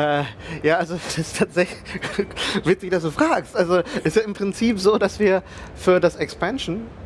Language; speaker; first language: German; native; German